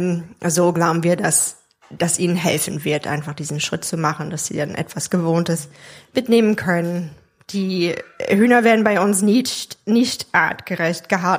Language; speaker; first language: German; non-native, fluent; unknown